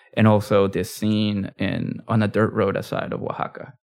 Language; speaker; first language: English; early bilingual, other home language; Spanish